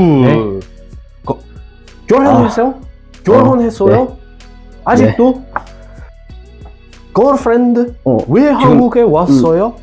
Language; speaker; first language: Korean; non-native, learner; English